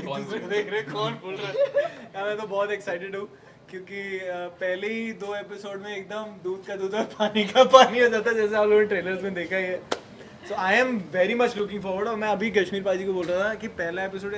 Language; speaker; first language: Hindi; native; Hindi